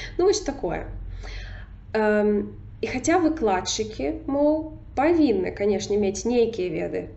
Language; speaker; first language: Belarusian; non-native, local second language; Russian